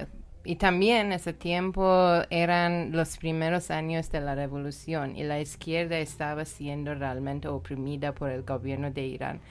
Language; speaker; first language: Spanish; non-native, fluent; Persian